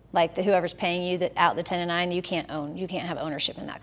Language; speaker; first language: English; native; English